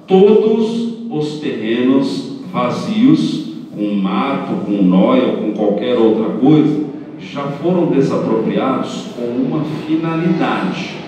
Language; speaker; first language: Portuguese; native; Portuguese